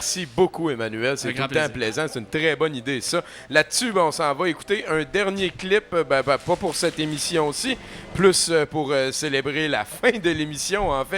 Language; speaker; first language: French; native; French